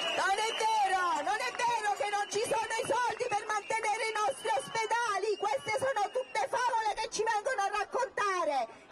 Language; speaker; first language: Italian; native; Italian